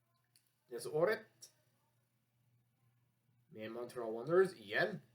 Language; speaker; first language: Swedish; non-native, learner; English